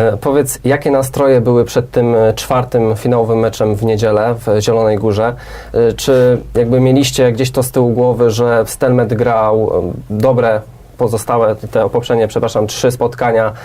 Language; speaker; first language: Polish; native; Polish